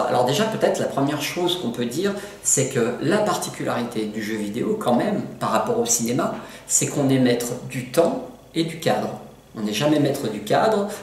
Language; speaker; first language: French; native; French